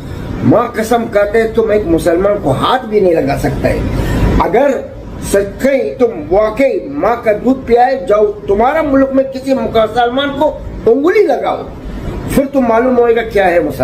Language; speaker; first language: Hindi; non-native, fluent; Arabic